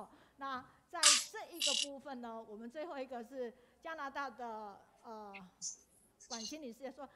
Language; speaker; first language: Chinese; native; Chinese